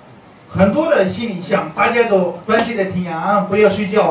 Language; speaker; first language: Chinese; non-native, fluent; Tibetan